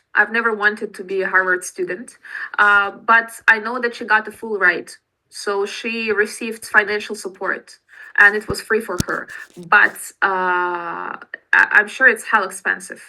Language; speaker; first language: English; non-native, fluent; Russian